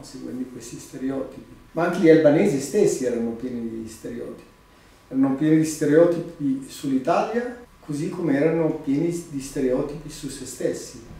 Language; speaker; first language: Italian; non-native, fluent; Albanian